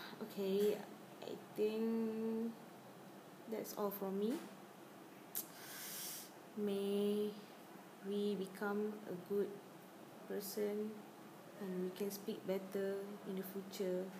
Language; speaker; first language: English; non-native, learner; Malay